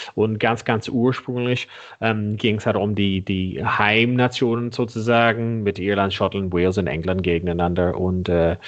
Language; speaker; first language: German; non-native, fluent; English